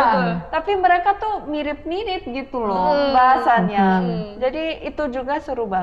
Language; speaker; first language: Indonesian; early bilingual, other home language; Korean